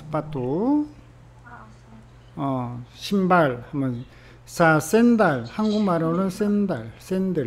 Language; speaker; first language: Korean; native; Korean